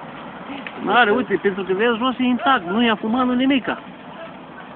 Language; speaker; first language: Romanian; native; Romanian